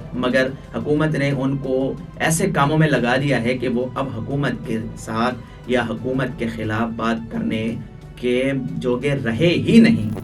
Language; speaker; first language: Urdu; non-native, local second language; Punjabi